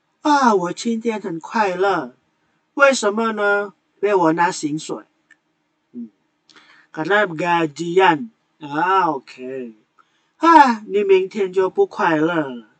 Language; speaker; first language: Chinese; non-native, fluent; Indonesian